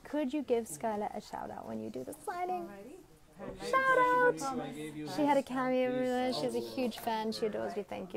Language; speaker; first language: English; non-native, fluent; French